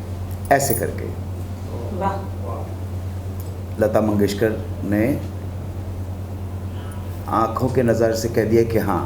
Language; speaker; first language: Hindi; native; Hindi